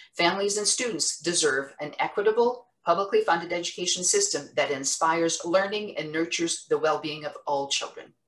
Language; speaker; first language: English; non-native, local second language; French